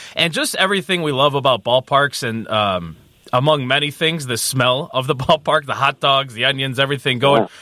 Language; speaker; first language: English; native; English